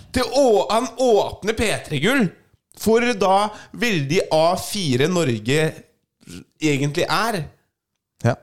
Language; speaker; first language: Norwegian; native; Norwegian